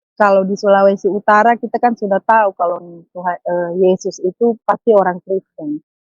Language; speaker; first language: Indonesian; native; Indonesian